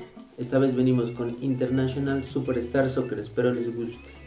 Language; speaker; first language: Spanish; native; Spanish